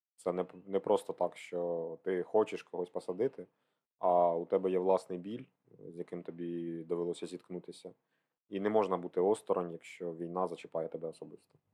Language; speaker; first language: Ukrainian; native; Ukrainian